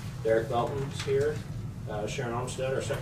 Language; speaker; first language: English; native; English